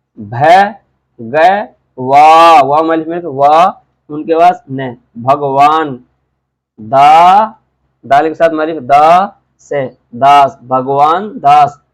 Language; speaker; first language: Hindi; native; Hindi